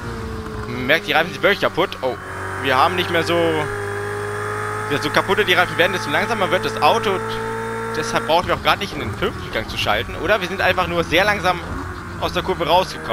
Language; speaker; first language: German; native; German